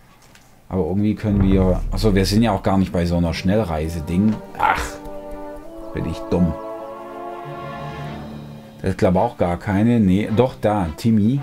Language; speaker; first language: German; native; German